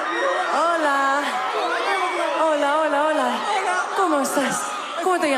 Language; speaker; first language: Spanish; non-native, learner; English